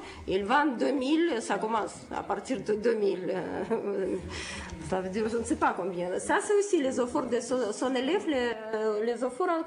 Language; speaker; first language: French; non-native, fluent; Russian